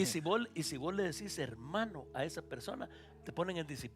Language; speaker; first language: Spanish; native; Spanish